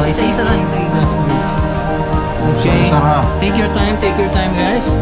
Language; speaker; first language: English; non-native, local second language; Filipino